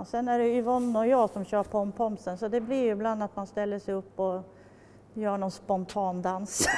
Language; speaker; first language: Swedish; native; Swedish